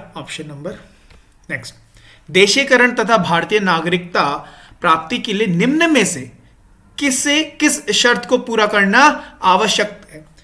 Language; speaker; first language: Hindi; non-native, local second language; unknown